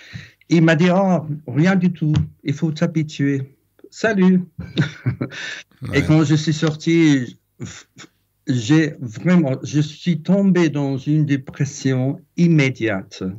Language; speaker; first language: French; non-native, fluent; English